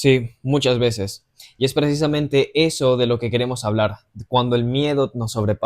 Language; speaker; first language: Spanish; native; Spanish